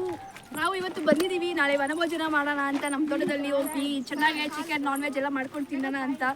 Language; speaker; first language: Kannada; native; Kannada